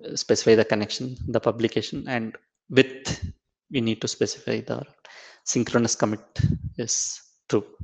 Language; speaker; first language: English; non-native, local second language; Tamil